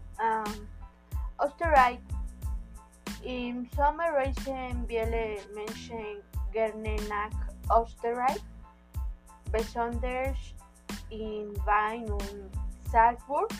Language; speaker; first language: German; non-native, learner; Spanish